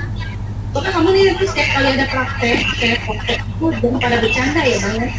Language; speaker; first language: Indonesian; native; Indonesian